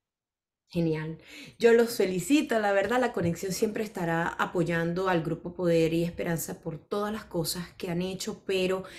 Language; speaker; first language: Spanish; native; Spanish